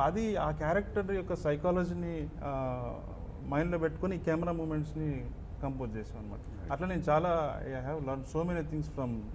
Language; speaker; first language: Telugu; native; Telugu